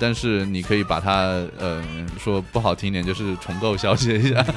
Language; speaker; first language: Chinese; native; Chinese